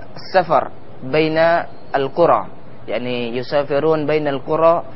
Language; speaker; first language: Arabic; non-native, fluent; Indonesian